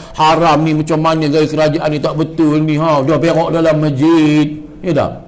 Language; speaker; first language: Malay; native; Malay